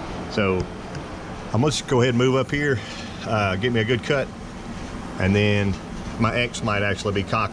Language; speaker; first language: English; native; English